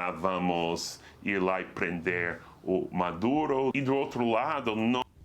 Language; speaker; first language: Portuguese; non-native, fluent; English